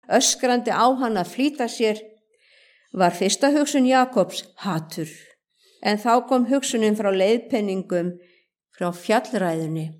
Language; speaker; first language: Icelandic; native; Icelandic